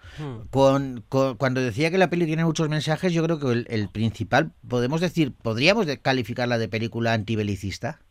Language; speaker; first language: Spanish; native; Spanish